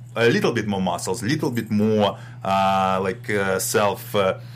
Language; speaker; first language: English; non-native, fluent; Russian